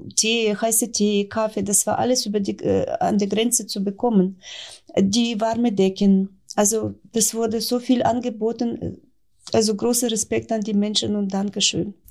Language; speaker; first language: German; non-native, fluent; Ukrainian